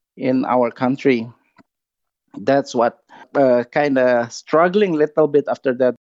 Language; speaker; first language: English; non-native, fluent; Indonesian